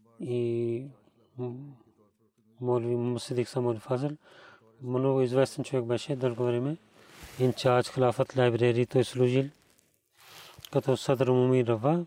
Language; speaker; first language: Bulgarian; non-native, learner; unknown